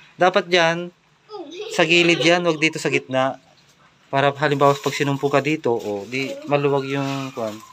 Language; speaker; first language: Filipino; native; Filipino